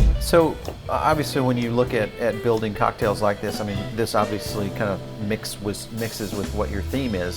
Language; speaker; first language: English; native; English